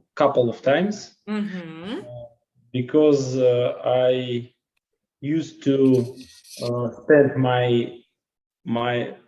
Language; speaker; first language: English; non-native, learner; Russian